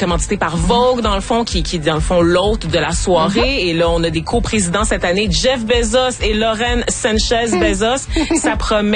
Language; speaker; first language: French; native; French